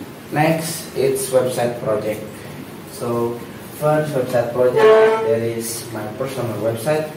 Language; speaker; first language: English; non-native, learner; Indonesian